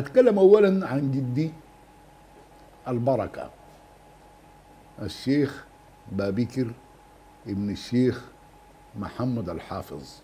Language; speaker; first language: Arabic; native; Arabic